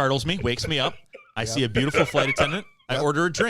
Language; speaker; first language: English; native; English